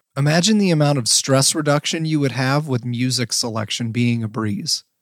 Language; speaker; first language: English; native; English